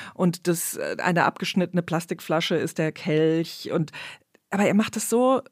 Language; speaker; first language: German; native; German